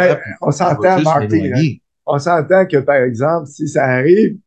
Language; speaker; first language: French; native; French